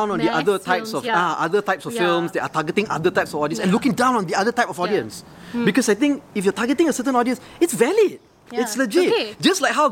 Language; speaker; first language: English; non-native, local second language; Malay